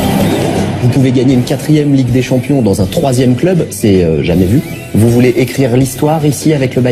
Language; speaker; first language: French; native; French